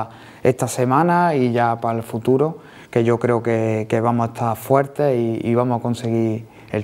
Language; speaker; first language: Spanish; native; Spanish